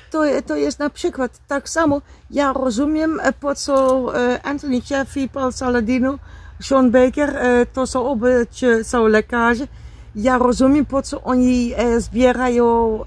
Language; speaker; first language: Polish; non-native, learner; Dutch